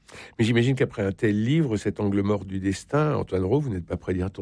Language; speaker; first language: French; native; French